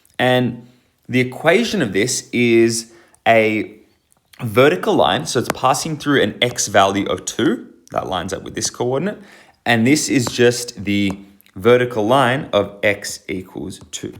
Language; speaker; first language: English; native; English